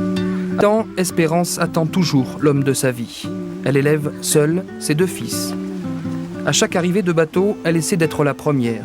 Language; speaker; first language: French; native; French